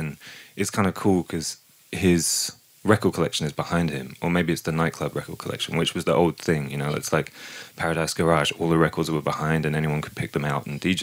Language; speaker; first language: English; native; English